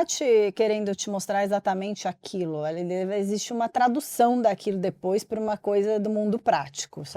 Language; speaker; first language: Portuguese; native; Portuguese